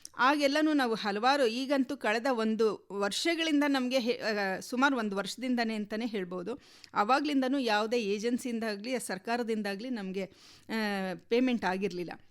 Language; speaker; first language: Kannada; native; Kannada